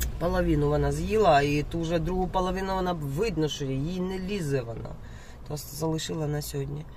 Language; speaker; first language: Ukrainian; non-native, local second language; Russian